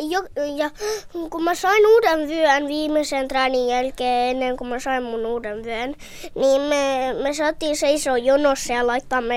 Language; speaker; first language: Finnish; early bilingual, heritage; Finnish